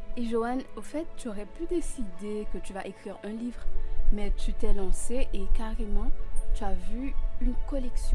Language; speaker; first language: French; non-native, local second language; Haitian Creole